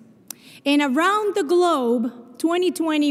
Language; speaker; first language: English; non-native, fluent; Spanish